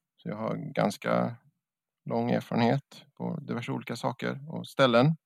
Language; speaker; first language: Swedish; native; Swedish